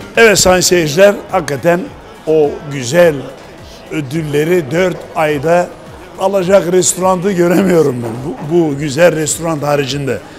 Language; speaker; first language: Turkish; native; Turkish